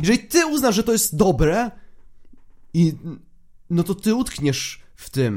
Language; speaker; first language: Polish; native; Polish